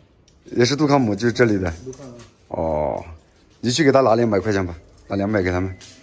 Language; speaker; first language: Chinese; native; Chinese